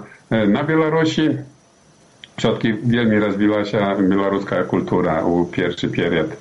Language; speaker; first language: Polish; non-native, learner; Belarusian